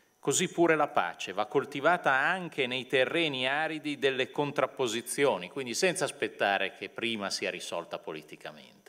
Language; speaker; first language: Italian; native; Italian